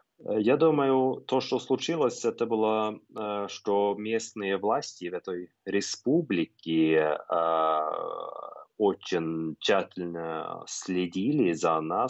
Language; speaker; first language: Russian; non-native, fluent; Norwegian